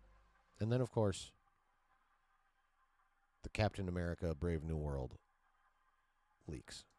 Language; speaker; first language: English; native; English